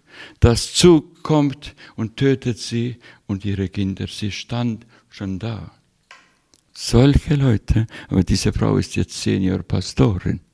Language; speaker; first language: German; non-native, fluent; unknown